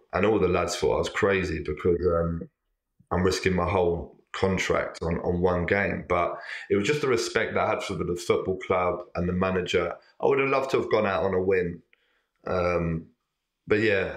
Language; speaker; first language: English; native; English